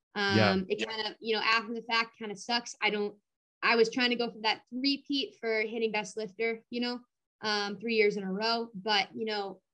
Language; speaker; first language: English; native; English